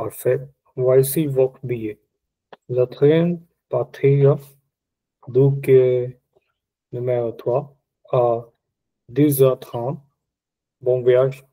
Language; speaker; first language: French; non-native, learner; Punjabi